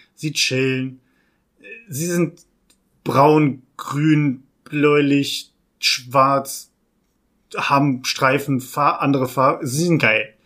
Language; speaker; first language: German; native; German